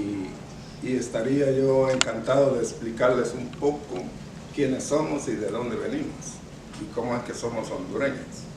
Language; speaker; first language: Spanish; non-native, local second language; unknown